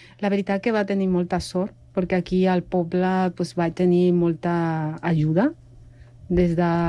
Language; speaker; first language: Catalan; non-native, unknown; Spanish